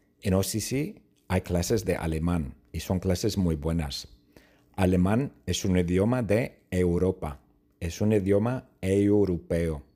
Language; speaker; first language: Spanish; non-native, fluent; English